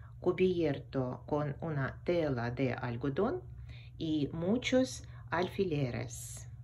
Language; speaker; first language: Spanish; non-native, fluent; Russian